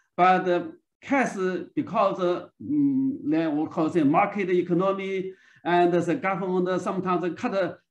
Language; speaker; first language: English; non-native, learner; Chinese